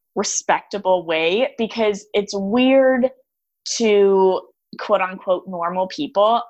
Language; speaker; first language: English; native; English